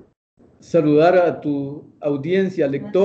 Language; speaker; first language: Spanish; native; Spanish